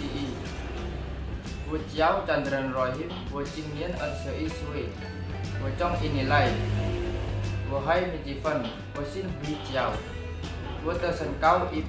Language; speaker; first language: Chinese; non-native, learner; Indonesian